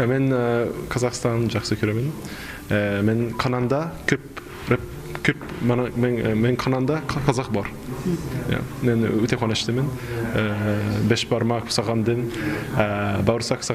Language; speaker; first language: Kazakh; non-native, learner; Japanese